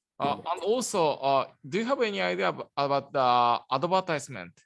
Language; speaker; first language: English; non-native, learner; Japanese